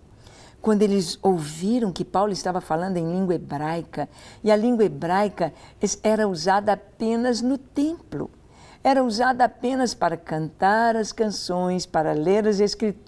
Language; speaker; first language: Portuguese; native; Portuguese